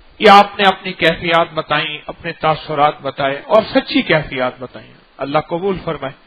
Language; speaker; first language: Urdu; native; Urdu